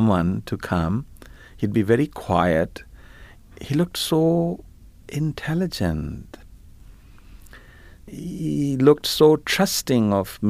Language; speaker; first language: English; non-native, local second language; Punjabi